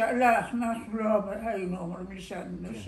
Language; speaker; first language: Hebrew; non-native, learner; Aramaic